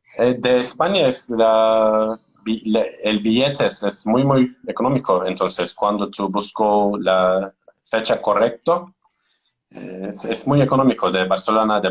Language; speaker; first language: Spanish; non-native, learner; Turkish